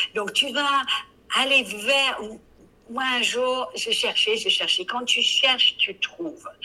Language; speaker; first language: French; non-native, fluent; English